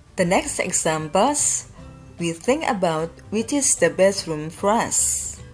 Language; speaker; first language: English; non-native, fluent; Indonesian